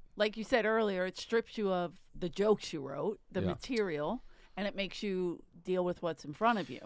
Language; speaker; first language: English; native; English